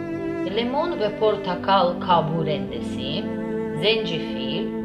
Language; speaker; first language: Turkish; non-native, learner; Russian